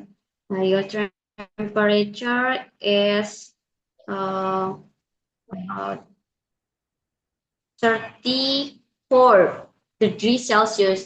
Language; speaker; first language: English; non-native, learner; Indonesian